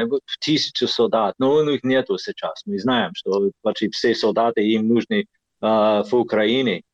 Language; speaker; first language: Russian; non-native, fluent; English